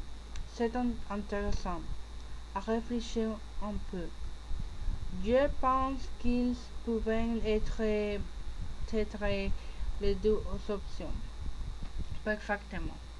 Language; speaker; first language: French; non-native, learner; Spanish